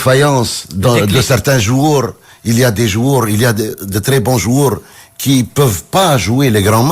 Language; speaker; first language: French; non-native, local second language; Arabic